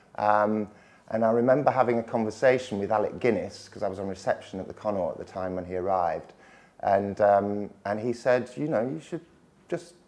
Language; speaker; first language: English; native; English